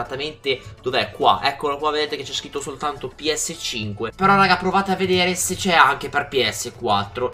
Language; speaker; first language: Italian; native; Italian